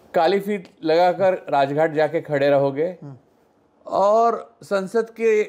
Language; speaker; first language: Hindi; non-native, local second language; Marathi